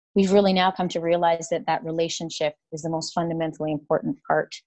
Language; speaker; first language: English; native; English